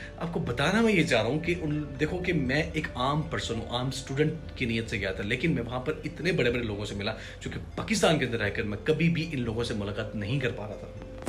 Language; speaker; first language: Urdu; non-native, local second language; Punjabi